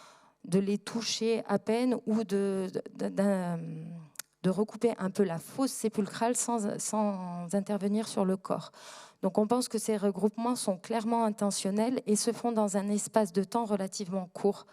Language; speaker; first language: French; native; French